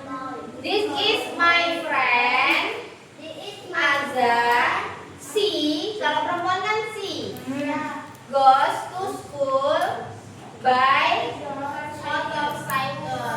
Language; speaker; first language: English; non-native, learner; Indonesian